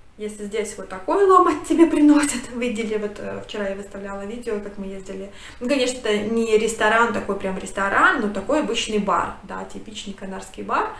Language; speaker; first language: Russian; native; Russian